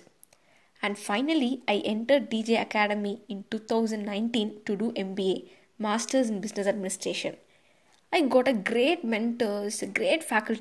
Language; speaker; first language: English; non-native, local second language; Tamil